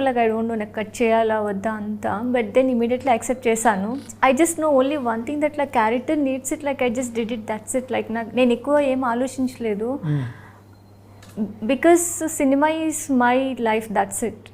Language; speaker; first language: Telugu; non-native, local second language; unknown